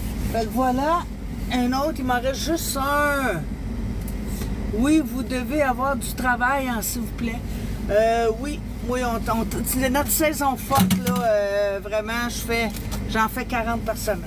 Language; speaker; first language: French; native; French